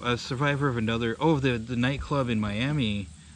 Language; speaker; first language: English; native; English